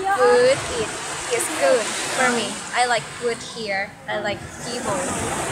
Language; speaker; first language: English; non-native, learner; Thai